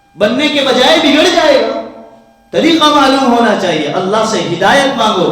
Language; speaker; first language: Urdu; non-native, local second language; Gujarati